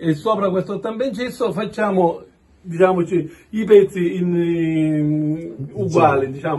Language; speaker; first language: Italian; native; Italian